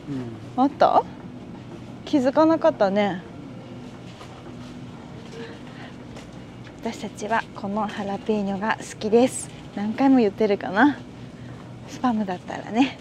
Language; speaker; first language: Japanese; native; Japanese